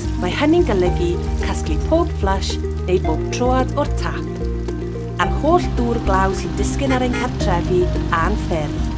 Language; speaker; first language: Welsh; native; Welsh